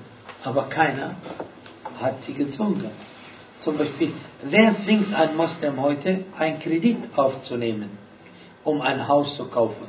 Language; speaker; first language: German; non-native, fluent; Arabic